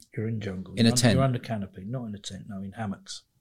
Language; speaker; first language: English; native; English